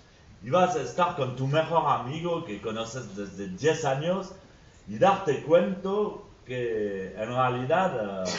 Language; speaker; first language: Spanish; non-native, fluent; French